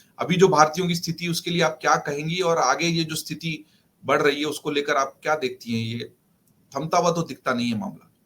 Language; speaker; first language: Hindi; native; Hindi